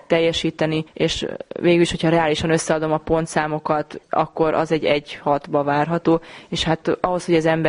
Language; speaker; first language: Hungarian; native; Hungarian